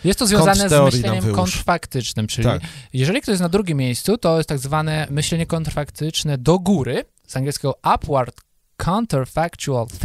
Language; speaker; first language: Polish; native; Polish